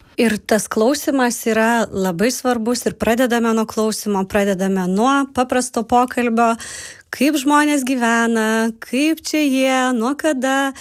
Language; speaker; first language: Lithuanian; native; Lithuanian